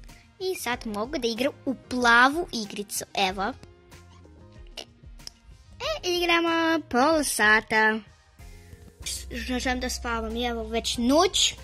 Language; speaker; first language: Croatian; early bilingual, other home language; Russian